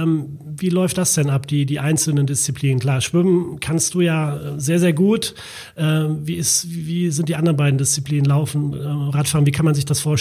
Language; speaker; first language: German; native; German